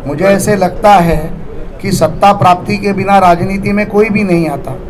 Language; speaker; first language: Hindi; non-native, local second language; Marathi